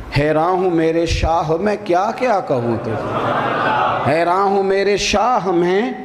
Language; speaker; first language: Urdu; non-native, local second language; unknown